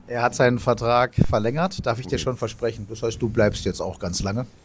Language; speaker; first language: German; native; German